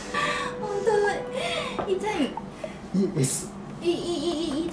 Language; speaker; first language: Japanese; non-native, learner; Chinese